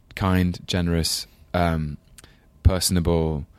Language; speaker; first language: English; native; English